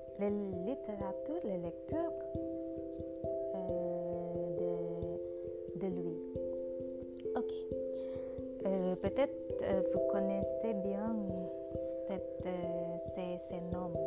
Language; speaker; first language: French; non-native, learner; Indonesian